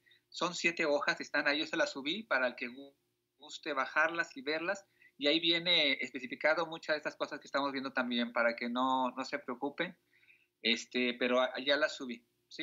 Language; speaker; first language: Spanish; native; Spanish